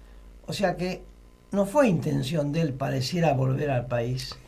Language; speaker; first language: Spanish; native; Spanish